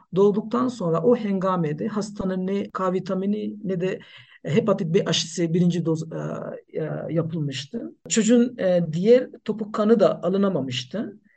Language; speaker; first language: Turkish; non-native, fluent; Nepali